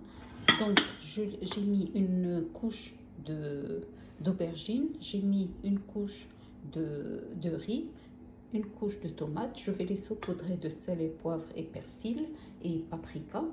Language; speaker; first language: French; non-native, local second language; Arabic